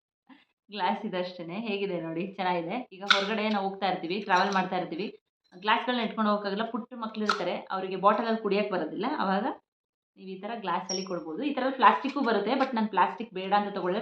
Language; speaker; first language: Kannada; native; Kannada